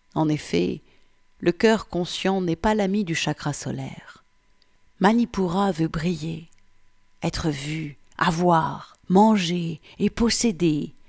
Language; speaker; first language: French; native; French